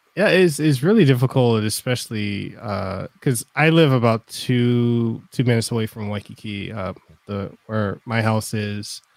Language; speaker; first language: English; non-native, fluent; Samoan